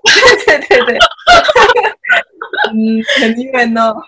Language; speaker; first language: Chinese; non-native, learner; Japanese